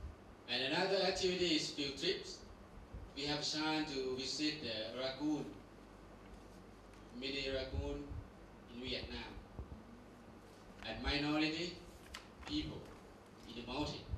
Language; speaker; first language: English; non-native, learner; Thai